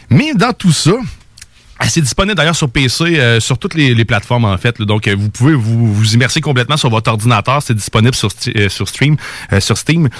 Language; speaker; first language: French; native; French